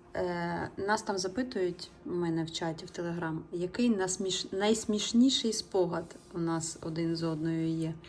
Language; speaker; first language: Ukrainian; native; Ukrainian